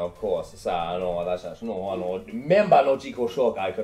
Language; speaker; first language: Japanese; non-native, learner; English